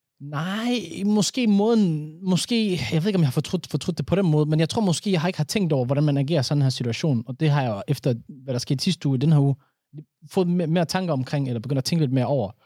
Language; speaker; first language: Danish; early bilingual, other home language; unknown